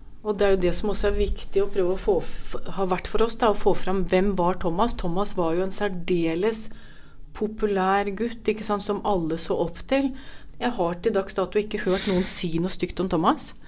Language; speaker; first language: Norwegian; native; Norwegian